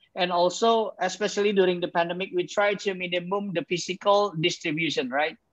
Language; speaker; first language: English; non-native, fluent; Indonesian